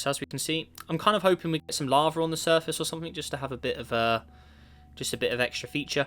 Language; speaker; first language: English; native; English